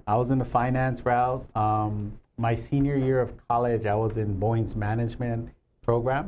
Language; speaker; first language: English; native; English